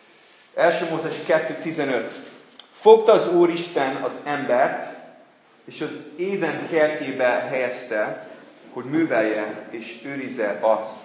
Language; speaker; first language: Hungarian; non-native, fluent; English